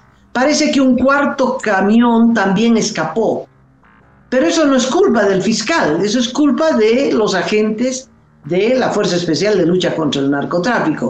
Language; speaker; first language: Spanish; native; Spanish